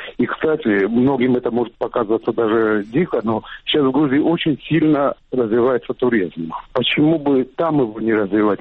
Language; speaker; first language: Russian; non-native, local second language; Georgian